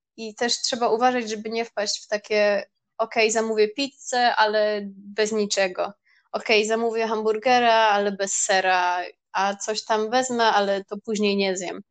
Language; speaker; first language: Polish; early bilingual, heritage; Polish